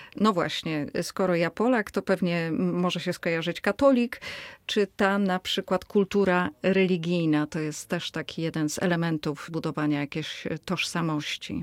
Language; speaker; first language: Polish; native; Polish